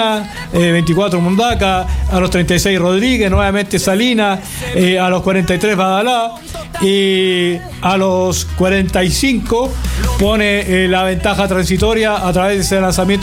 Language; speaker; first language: Spanish; native; Spanish